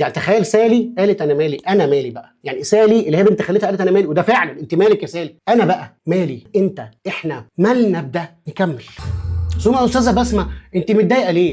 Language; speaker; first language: Arabic; native; Arabic